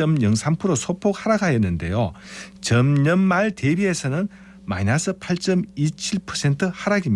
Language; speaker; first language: Korean; native; Korean